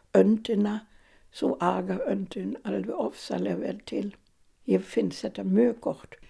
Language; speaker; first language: Icelandic; non-native, fluent; German